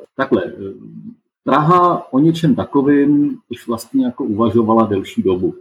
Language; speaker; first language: Czech; native; Czech